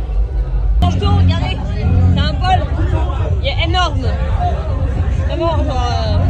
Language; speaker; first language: French; native; French